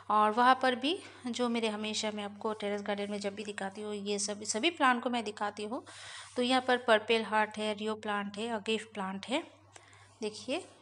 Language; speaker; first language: Hindi; non-native, local second language; Bangla